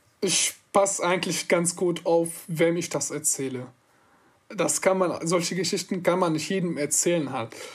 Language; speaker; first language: German; non-native, fluent; Arabic